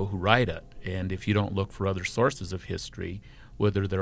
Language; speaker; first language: English; early bilingual, other home language; Spanish